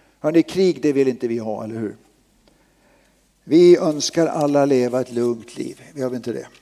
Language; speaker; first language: Swedish; native; Swedish